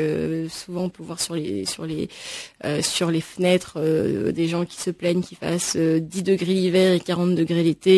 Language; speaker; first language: French; native; French